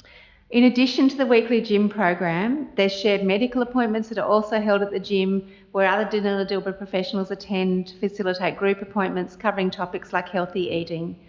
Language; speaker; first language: English; native; English